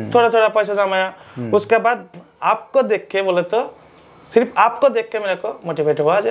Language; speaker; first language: Hindi; non-native, local second language; Bangla